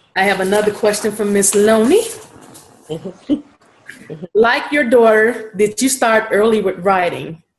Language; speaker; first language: English; native; English